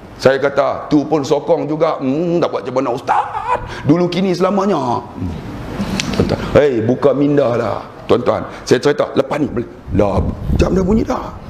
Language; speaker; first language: Malay; native; Malay